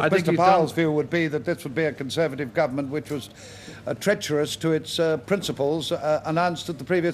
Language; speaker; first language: English; native; English